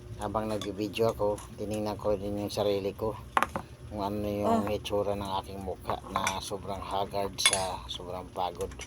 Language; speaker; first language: Filipino; non-native, local second language; Cebuano